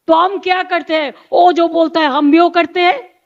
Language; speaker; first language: Hindi; non-native, local second language; Bangla